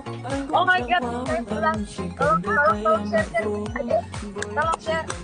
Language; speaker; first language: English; non-native, learner; Indonesian